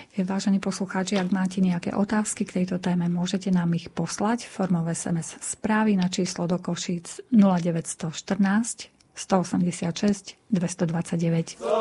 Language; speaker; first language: Slovak; native; Slovak